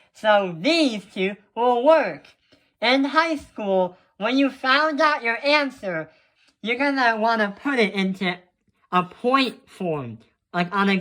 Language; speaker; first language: English; native; English